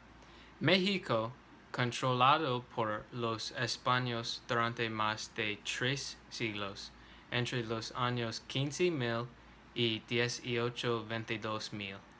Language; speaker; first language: Spanish; non-native, learner; English